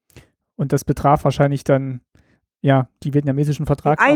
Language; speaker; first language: German; native; German